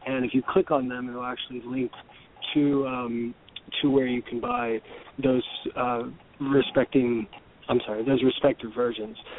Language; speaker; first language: English; native; English